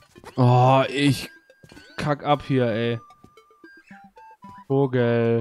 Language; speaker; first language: German; native; German